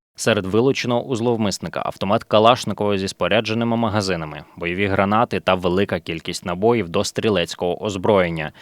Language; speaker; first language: Ukrainian; native; Ukrainian